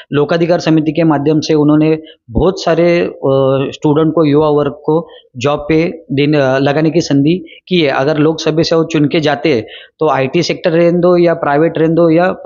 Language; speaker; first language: Hindi; non-native, local second language; Marathi